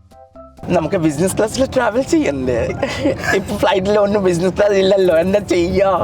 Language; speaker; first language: Malayalam; non-native, local second language; Assamese